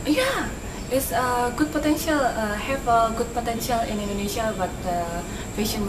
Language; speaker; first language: English; non-native, learner; Indonesian